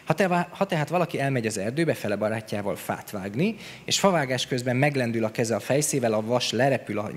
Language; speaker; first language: Hungarian; native; Hungarian